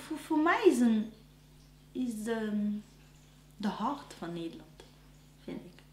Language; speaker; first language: Dutch; non-native, fluent; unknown